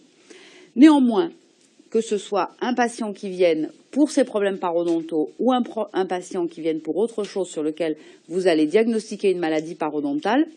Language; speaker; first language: French; native; French